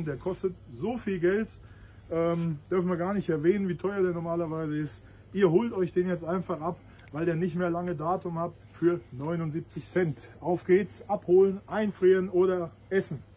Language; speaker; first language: German; native; German